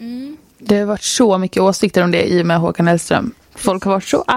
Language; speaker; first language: Swedish; native; Swedish